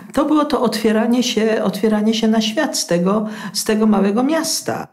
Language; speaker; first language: Polish; native; Polish